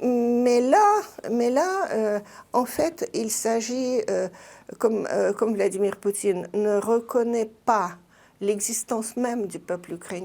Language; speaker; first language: French; non-native, fluent; Russian